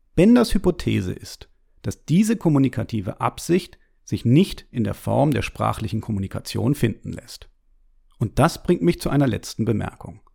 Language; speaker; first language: German; native; German